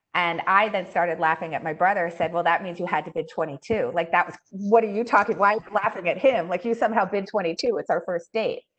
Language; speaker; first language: English; native; English